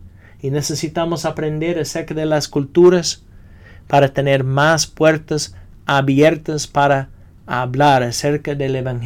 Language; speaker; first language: Spanish; non-native, fluent; English